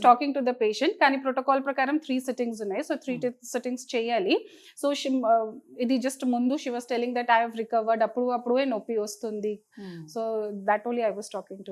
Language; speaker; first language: Telugu; non-native, fluent; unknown